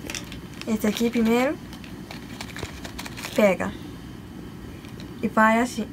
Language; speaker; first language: Portuguese; early bilingual, heritage; Portuguese